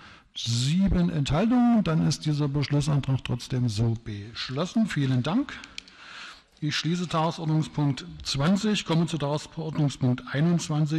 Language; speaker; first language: German; native; German